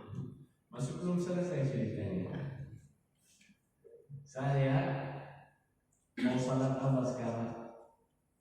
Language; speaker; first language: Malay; non-native, learner; Arabic